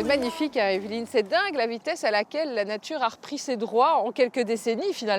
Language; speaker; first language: French; native; French